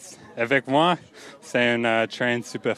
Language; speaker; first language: French; non-native, learner; English